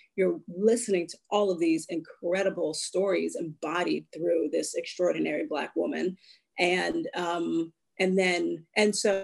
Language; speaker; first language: English; native; English